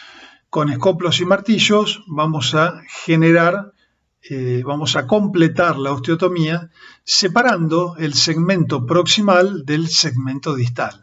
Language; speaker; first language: Spanish; native; Spanish